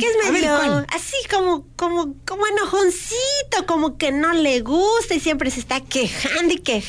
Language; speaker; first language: Spanish; native; Spanish